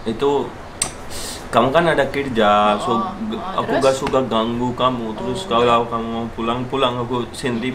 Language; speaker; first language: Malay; non-native, learner; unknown